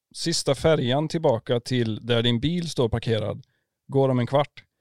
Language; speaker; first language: Swedish; native; Swedish